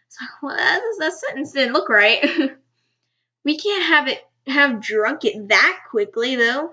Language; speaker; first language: English; native; English